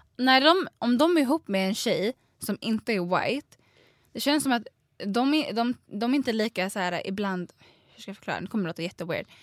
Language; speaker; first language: Swedish; early bilingual, other home language; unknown